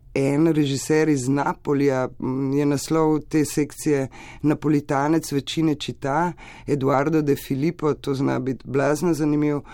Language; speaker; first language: Slovenian; native; Slovenian